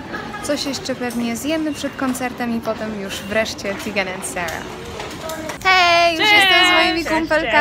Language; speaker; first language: Polish; native; Polish